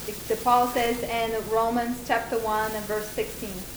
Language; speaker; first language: English; non-native, fluent; Portuguese